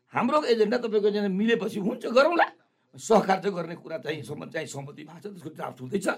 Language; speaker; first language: Nepali; non-native, local second language; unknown